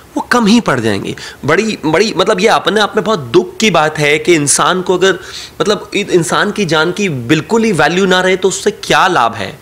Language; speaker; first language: Hindi; native; Hindi